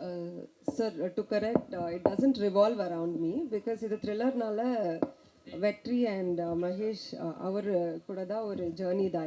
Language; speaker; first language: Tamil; non-native, fluent; Kannada